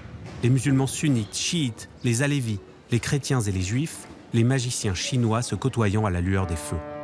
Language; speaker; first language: French; native; French